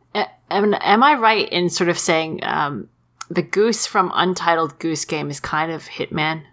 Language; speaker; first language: English; early bilingual, other home language; Chinese